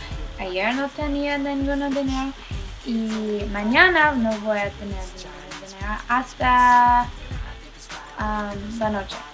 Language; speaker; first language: Spanish; non-native, learner; English